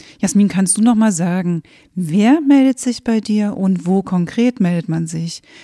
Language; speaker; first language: German; native; German